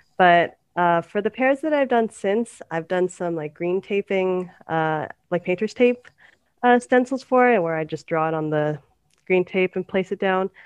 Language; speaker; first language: English; native; English